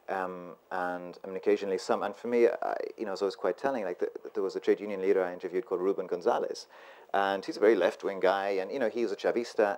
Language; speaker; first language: English; native; English